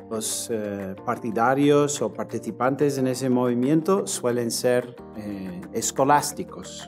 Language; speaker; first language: Spanish; non-native, fluent; English